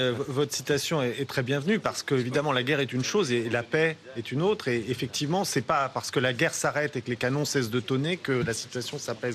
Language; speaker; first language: French; native; French